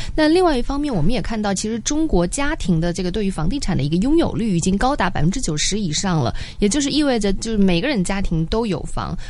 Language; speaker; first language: Chinese; native; Chinese